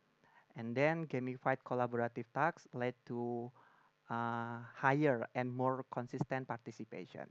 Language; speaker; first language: English; non-native, learner; Indonesian